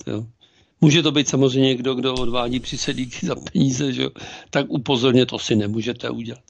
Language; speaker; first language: Czech; native; Czech